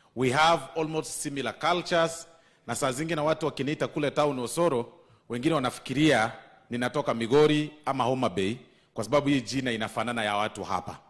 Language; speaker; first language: Swahili; non-native, local second language; Gusii